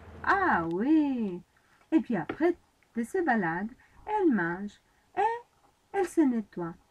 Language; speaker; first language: French; non-native, fluent; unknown